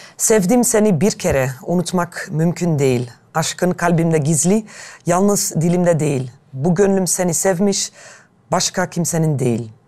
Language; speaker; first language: Turkish; early bilingual, heritage; Turkish